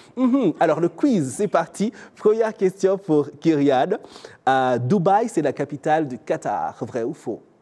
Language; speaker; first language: French; non-native, local second language; Kinyarwanda